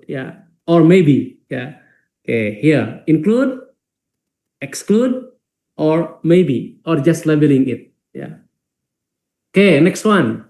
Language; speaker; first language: English; non-native, fluent; Indonesian